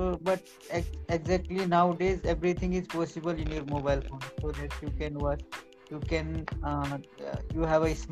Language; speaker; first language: English; non-native, local second language; Marathi